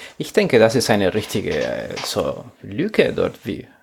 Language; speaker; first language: German; non-native, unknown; Spanish